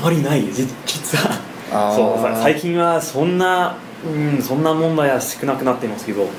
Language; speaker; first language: Japanese; non-native, fluent; English